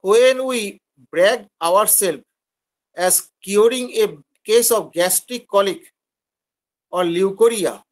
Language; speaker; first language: English; non-native, local second language; Bangla